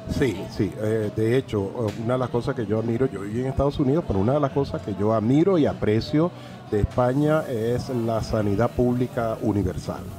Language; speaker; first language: Spanish; native; Spanish